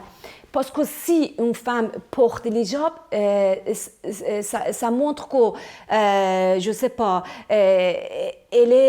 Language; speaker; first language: French; non-native, fluent; Persian